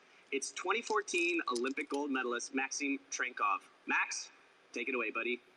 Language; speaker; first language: English; native; English